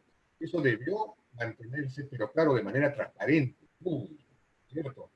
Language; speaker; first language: Spanish; native; Spanish